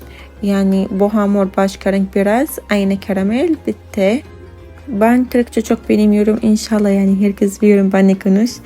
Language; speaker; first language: Turkish; non-native, learner; Arabic